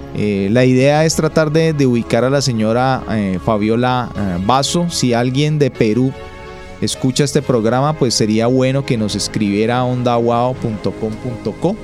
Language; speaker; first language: Spanish; native; Spanish